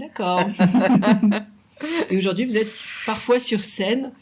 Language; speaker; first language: French; native; French